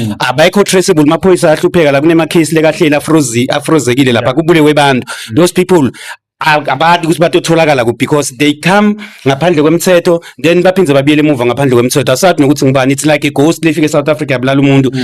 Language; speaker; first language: Zulu; non-native, local second language; Swati